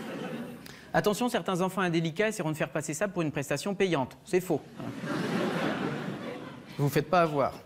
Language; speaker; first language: French; native; French